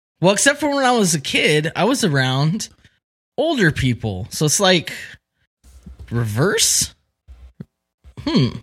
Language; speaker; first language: English; native; English